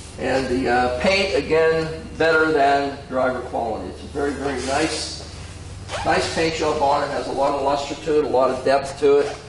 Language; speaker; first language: English; native; English